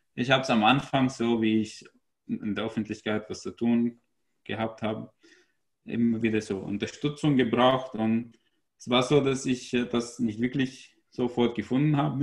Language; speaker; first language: German; non-native, fluent; Arabic